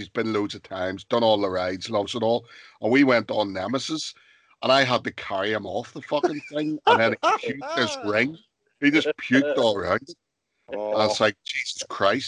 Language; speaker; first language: English; native; English